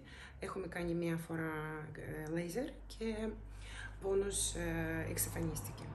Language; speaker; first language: Greek; non-native, learner; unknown